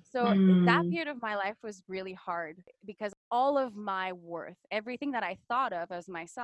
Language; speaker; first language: English; non-native, fluent; French